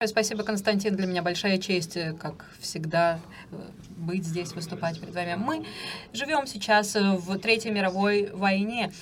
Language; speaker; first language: Russian; non-native, fluent; English